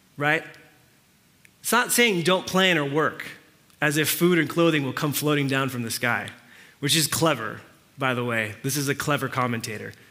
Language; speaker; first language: English; early bilingual, other home language; Spanish